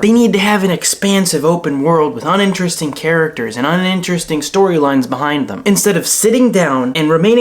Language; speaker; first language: English; native; English